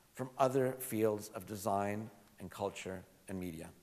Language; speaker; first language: English; native; English